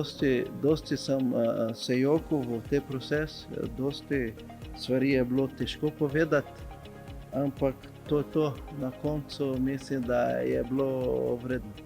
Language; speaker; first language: Slovenian; non-native, fluent; Portuguese